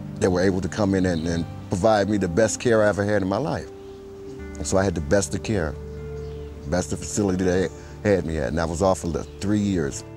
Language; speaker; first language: English; native; English